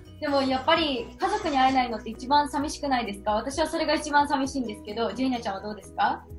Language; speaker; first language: Japanese; native; Japanese